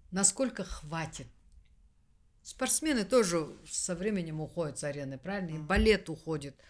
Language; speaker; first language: Russian; non-native, local second language; Kazakh